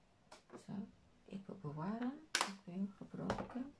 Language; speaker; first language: Dutch; non-native, learner; Indonesian